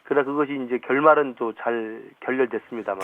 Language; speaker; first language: Korean; native; Korean